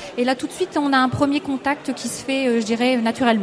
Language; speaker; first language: French; native; French